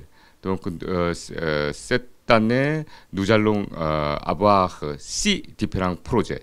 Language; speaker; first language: French; non-native, fluent; Korean